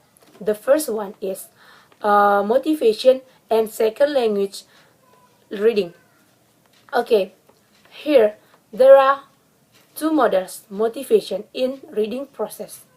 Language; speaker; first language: English; non-native, learner; Indonesian